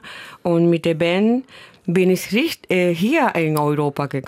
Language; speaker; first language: German; non-native, fluent; Spanish